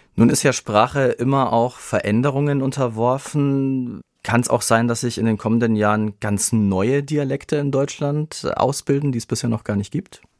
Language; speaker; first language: German; native; German